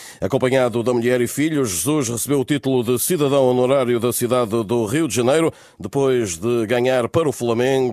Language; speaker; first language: Portuguese; native; Portuguese